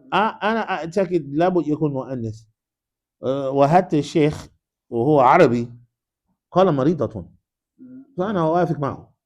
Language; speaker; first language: Arabic; non-native, fluent; English